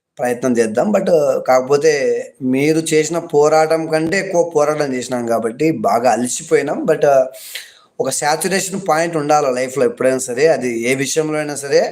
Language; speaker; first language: Telugu; native; Telugu